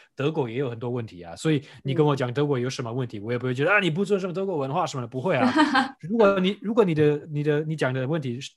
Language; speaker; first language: Chinese; non-native, fluent; German